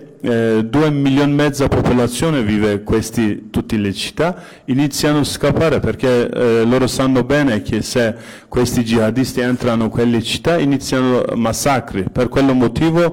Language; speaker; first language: Italian; non-native, fluent; Kurdish